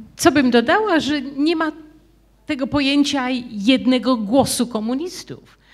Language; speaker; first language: Polish; early bilingual, heritage; Polish